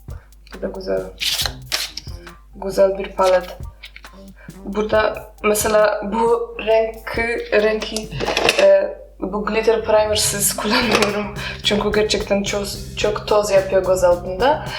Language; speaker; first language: Turkish; non-native, learner; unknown